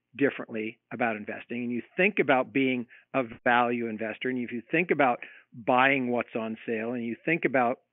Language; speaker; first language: English; native; English